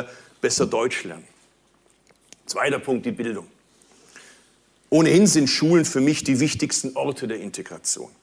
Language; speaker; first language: German; early bilingual, other home language; Turkish